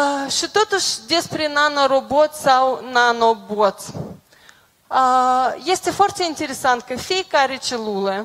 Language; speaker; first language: Romanian; non-native, local second language; Russian